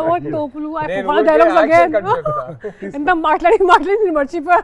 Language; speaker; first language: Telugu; non-native, local second language; Hindi